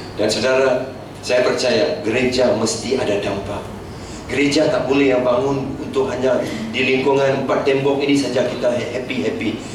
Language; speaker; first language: Malay; non-native, local second language; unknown